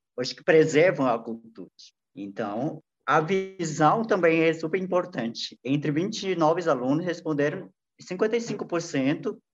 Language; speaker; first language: Portuguese; non-native, local second language; Ticuna